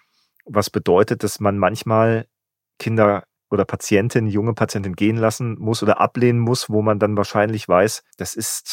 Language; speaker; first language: German; native; German